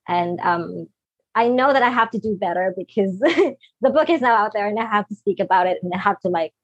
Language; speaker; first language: English; non-native, local second language; Filipino